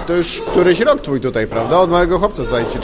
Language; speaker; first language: Polish; native; Polish